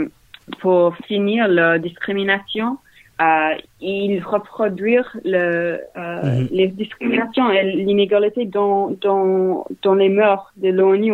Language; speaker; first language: French; non-native, learner; English